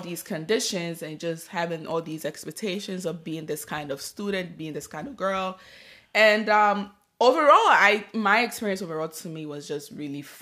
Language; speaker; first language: English; early bilingual, other home language; Akan